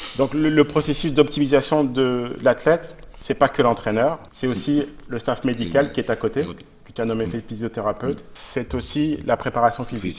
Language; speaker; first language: French; native; French